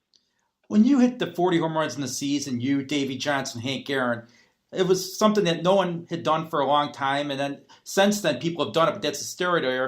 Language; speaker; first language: English; native; English